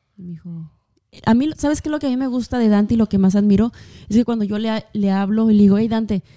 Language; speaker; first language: Spanish; native; Spanish